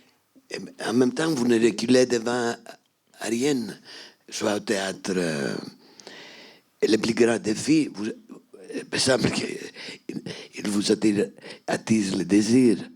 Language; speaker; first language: French; non-native, fluent; Greek